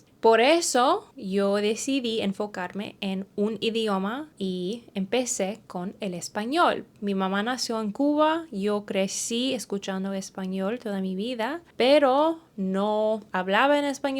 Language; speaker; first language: Spanish; early bilingual, heritage; English